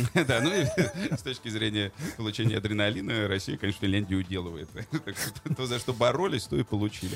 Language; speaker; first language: Russian; native; Russian